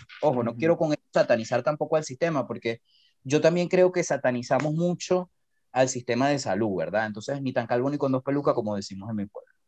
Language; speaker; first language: Spanish; native; Spanish